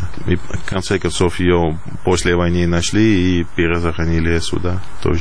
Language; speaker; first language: Russian; non-native, fluent; Dutch